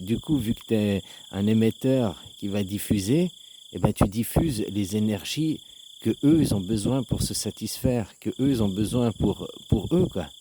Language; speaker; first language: French; native; French